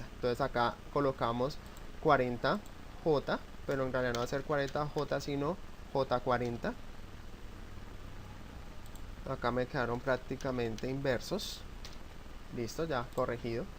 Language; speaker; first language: Spanish; native; Spanish